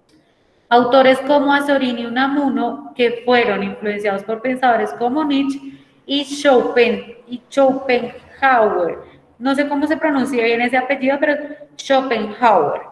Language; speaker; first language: Spanish; native; Spanish